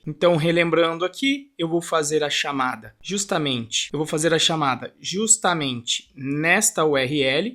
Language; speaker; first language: Portuguese; native; Portuguese